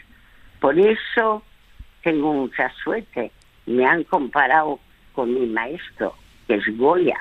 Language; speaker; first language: Spanish; early bilingual, other home language; French